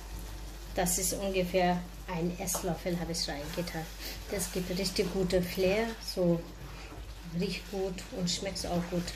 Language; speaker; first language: German; non-native, learner; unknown